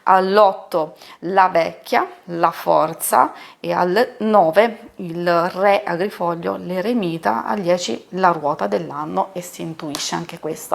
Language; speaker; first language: Italian; native; Italian